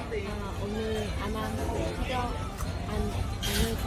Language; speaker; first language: Korean; non-native, learner; Vietnamese